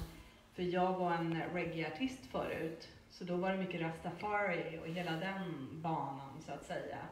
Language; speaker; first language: Swedish; native; Swedish